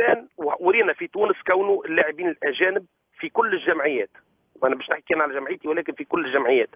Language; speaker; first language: Arabic; native; Arabic